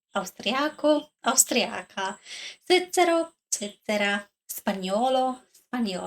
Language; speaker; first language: Italian; non-native, learner; English